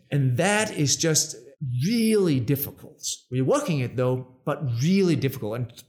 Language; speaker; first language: English; non-native, fluent; Danish